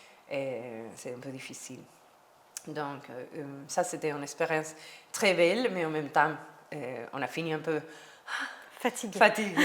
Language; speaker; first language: French; non-native, learner; Spanish